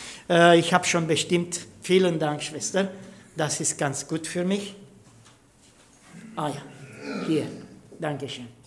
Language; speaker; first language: German; non-native, fluent; Romanian